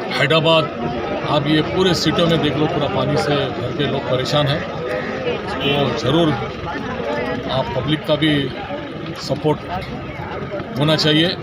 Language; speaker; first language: Hindi; non-native, local second language; Urdu